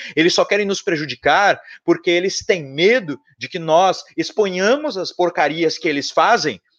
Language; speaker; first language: Portuguese; native; Portuguese